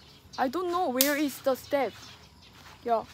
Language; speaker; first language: English; non-native, learner; Korean